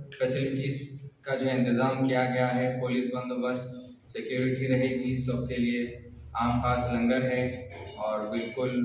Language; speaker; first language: Urdu; native; Urdu